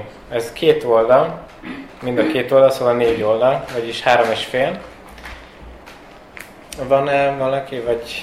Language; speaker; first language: Hungarian; early bilingual, heritage; Hungarian